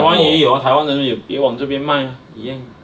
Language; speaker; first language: Chinese; native; Chinese